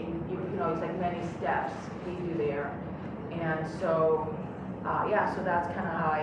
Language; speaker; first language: English; native; English